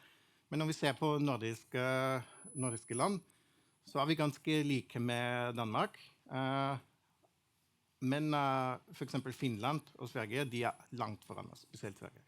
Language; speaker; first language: Norwegian; non-native, fluent; German